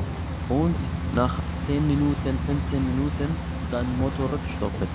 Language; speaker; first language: German; non-native, learner; Arabic